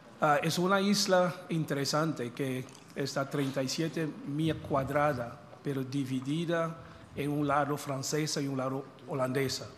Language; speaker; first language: Spanish; non-native, fluent; English